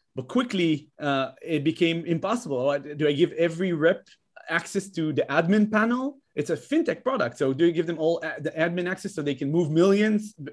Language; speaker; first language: English; non-native, fluent; Hebrew